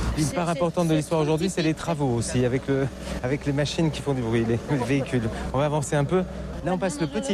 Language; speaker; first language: French; native; French